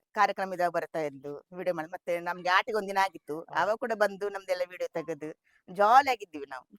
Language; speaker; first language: Kannada; non-native, local second language; Tulu